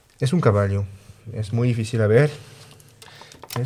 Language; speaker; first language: Spanish; non-native, learner; French